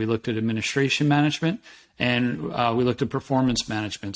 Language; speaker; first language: English; native; English